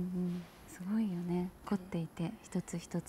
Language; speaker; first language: Japanese; native; Japanese